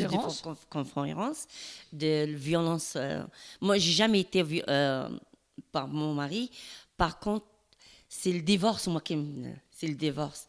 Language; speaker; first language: French; non-native, learner; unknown